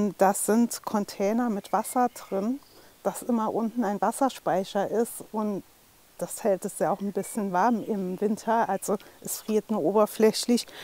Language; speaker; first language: German; native; German